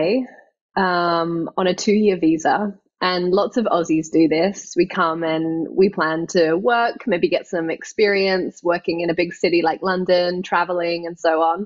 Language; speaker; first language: English; native; English